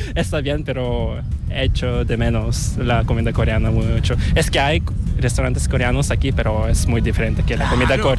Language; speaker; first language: Spanish; non-native, learner; Korean